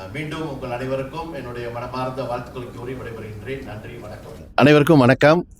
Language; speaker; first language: Tamil; native; Tamil